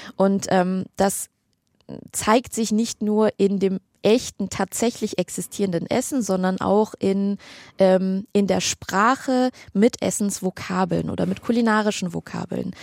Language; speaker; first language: German; early bilingual, other home language; Armenian